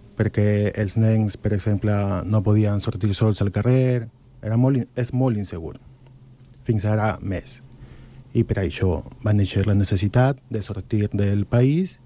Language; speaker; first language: Catalan; non-native, learner; Spanish